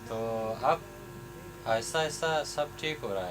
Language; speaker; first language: Hindi; non-native, fluent; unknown